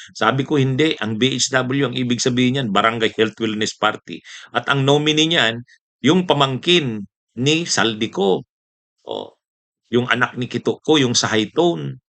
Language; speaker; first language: Filipino; non-native, local second language; Bikol